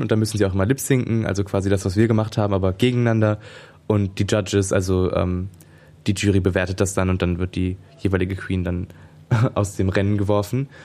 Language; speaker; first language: German; native; German